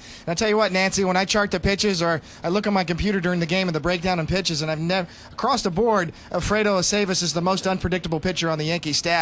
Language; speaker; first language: English; native; English